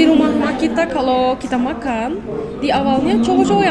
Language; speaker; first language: Indonesian; non-native, fluent; Turkish